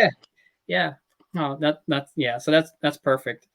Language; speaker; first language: English; native; English